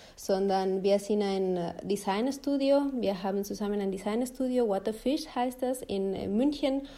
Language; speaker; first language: German; non-native, fluent; Spanish